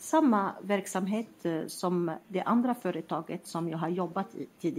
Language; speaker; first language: Swedish; non-native, fluent; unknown